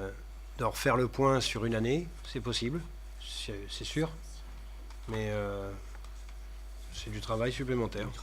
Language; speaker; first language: French; native; French